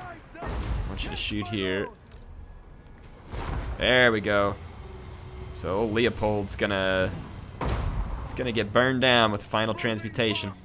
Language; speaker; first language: English; native; English